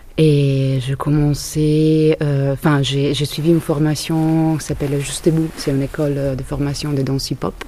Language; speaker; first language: French; non-native, fluent; Italian